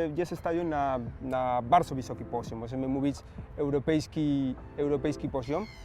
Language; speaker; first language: Polish; non-native, learner; Spanish